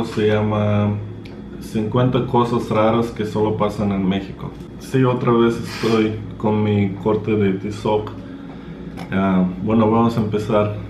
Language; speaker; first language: Spanish; non-native, fluent; Russian